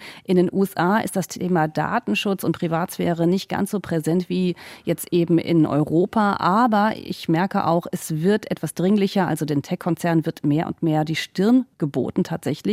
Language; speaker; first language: German; native; German